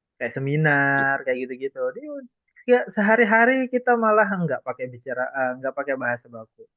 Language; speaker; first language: Indonesian; native; Indonesian